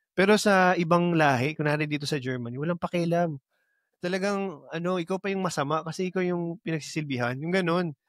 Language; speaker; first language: Filipino; native; Filipino